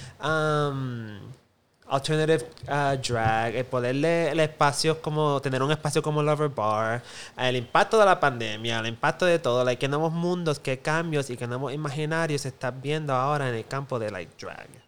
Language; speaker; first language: Spanish; early bilingual, heritage; Spanish